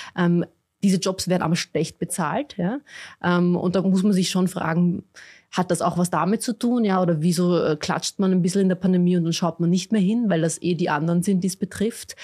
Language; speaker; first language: German; early bilingual, other home language; Bosnian